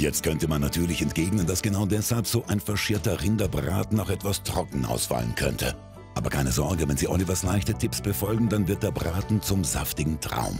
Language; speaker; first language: German; native; German